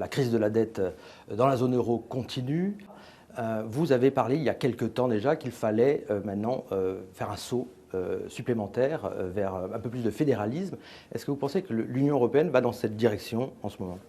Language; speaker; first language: French; native; French